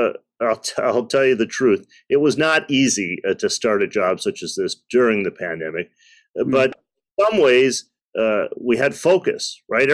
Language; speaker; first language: English; native; English